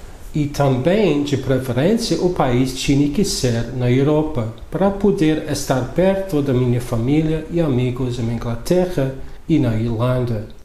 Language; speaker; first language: Portuguese; non-native, fluent; English